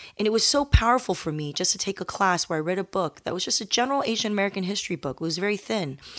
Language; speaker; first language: English; early bilingual, other home language; Chinese